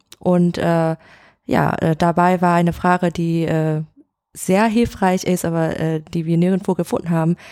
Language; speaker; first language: German; non-native, fluent; Vietnamese